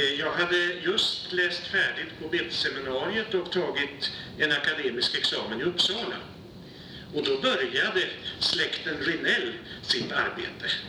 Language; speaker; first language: Swedish; native; Swedish